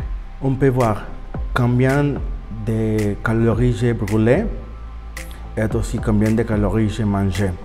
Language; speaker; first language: French; non-native, learner; Spanish